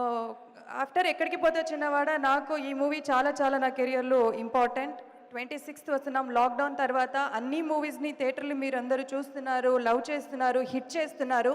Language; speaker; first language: Telugu; non-native, fluent; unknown